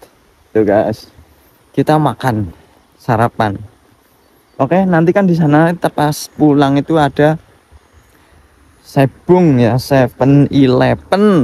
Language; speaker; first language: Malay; non-native, local second language; Javanese